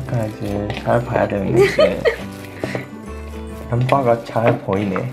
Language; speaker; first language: Korean; non-native, fluent; Japanese